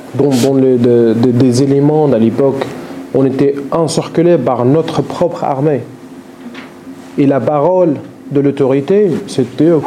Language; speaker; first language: French; non-native, fluent; Arabic